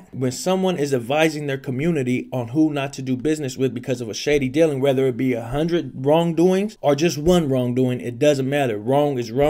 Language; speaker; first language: English; native; English